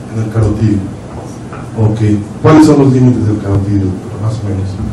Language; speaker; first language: Spanish; native; Spanish